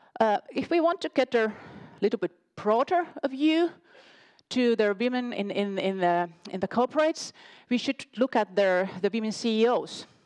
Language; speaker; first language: English; non-native, fluent; Finnish